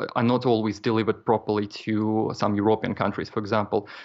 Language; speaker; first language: English; non-native, fluent; Russian